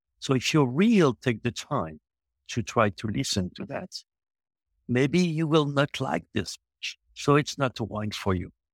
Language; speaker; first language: English; non-native, local second language; French